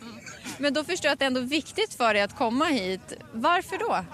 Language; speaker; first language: Swedish; native; Swedish